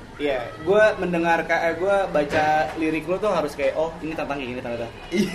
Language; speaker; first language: Indonesian; native; Indonesian